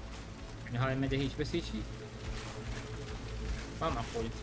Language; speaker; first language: Arabic; native; Arabic